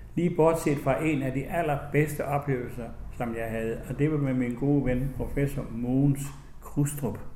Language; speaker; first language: Danish; native; Danish